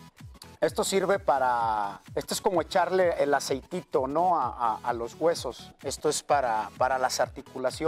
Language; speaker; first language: Spanish; native; Spanish